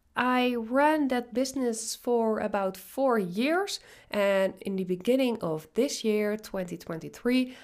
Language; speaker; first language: English; non-native, fluent; Dutch